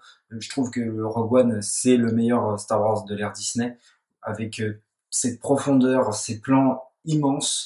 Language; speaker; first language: French; native; French